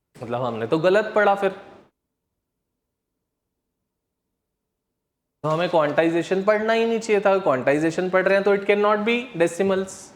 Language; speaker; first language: Hindi; native; Hindi